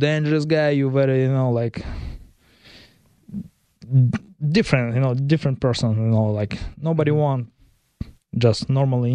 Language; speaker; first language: English; non-native, learner; Kazakh